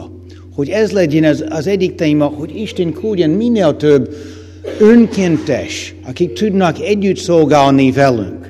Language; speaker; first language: Hungarian; non-native, fluent; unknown